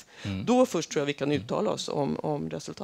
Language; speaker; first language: Swedish; native; Swedish